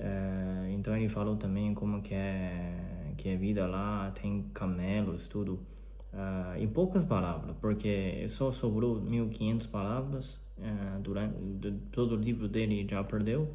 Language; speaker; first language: Portuguese; non-native, learner; Chinese